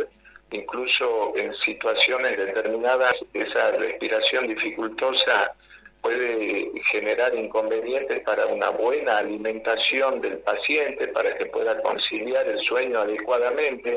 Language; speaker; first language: Spanish; native; Spanish